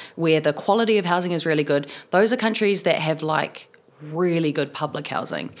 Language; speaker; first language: English; native; English